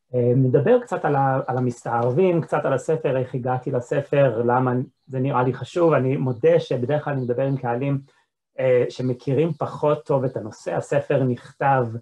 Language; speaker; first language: Hebrew; non-native, fluent; English